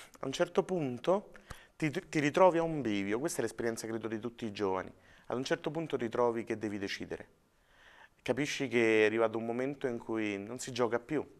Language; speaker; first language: Italian; native; Italian